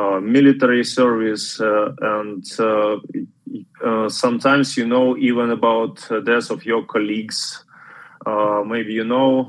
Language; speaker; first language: English; non-native, learner; Ukrainian